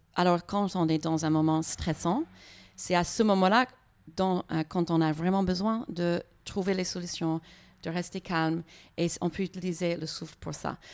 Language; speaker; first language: French; non-native, fluent; English